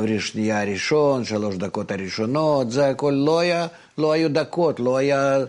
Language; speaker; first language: Hebrew; non-native, fluent; Russian